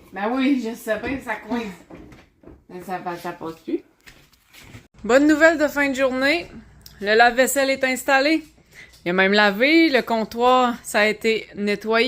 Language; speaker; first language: French; native; French